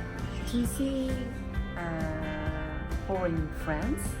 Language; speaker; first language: English; non-native, learner; Japanese